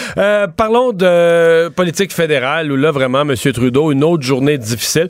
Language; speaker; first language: French; native; French